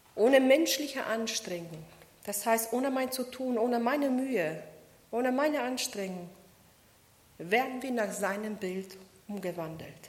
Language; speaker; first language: German; non-native, fluent; Polish